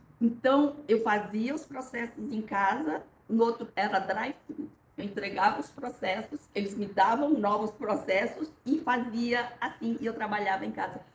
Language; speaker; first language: Portuguese; early bilingual, other home language; Korean